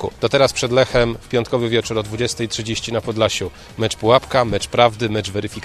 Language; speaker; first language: Polish; native; Polish